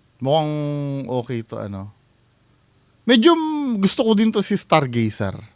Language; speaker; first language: Filipino; native; Filipino